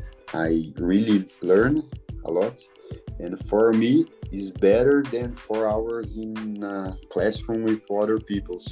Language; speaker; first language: English; non-native, learner; Portuguese